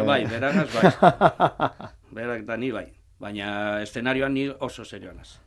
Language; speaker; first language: Basque; non-native, learner; Spanish